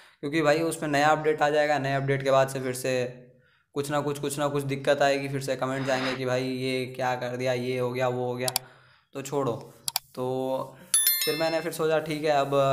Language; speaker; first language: Hindi; native; Hindi